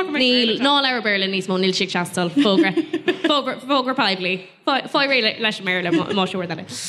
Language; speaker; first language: Irish; non-native, local second language; English